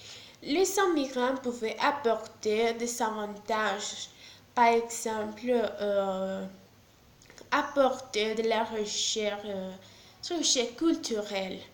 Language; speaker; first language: French; non-native, learner; Spanish